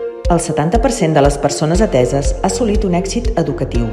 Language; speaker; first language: Catalan; native; Catalan